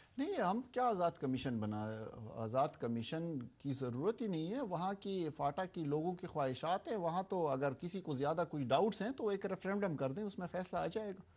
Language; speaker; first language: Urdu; non-native, local second language; Pashto